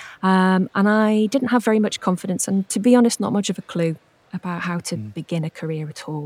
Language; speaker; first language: English; native; English